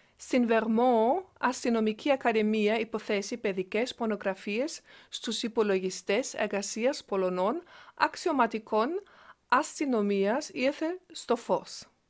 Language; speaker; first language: Greek; non-native, learner; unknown